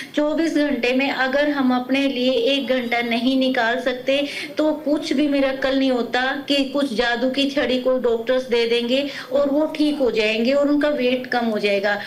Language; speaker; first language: Hindi; native; Hindi